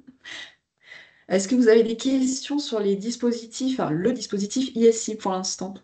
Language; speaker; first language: French; native; French